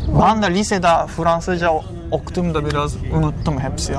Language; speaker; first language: Turkish; non-native, learner; Japanese